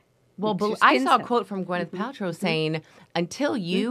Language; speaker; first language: English; native; English